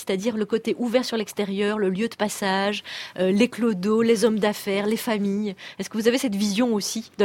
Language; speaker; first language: French; native; French